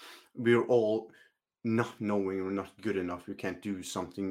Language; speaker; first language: English; non-native, fluent; Norwegian